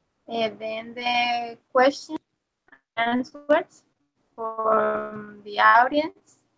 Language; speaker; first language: English; non-native, learner; Spanish